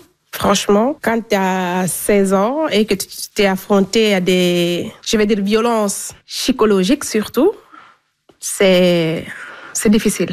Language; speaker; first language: French; non-native, local second language; Fula